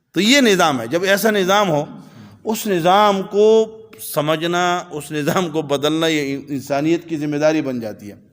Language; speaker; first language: Urdu; non-native, local second language; Pashto